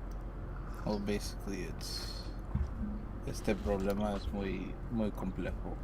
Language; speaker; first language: Spanish; non-native, learner; English